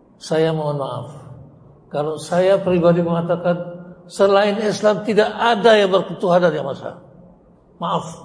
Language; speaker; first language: Indonesian; native; Indonesian